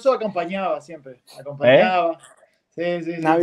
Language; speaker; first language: Portuguese; non-native, fluent; Spanish